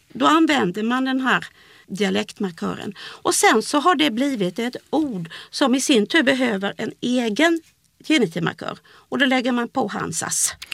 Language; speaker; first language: Swedish; native; Swedish